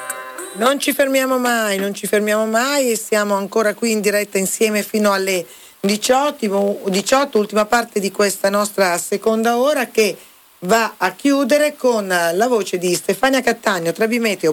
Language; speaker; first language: Italian; native; Italian